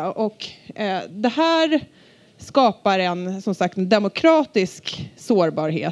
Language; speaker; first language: Swedish; native; Swedish